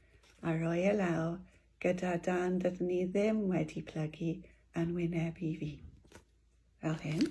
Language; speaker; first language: Welsh; non-native, local second language; English